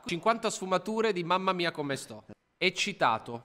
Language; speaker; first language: Italian; native; Italian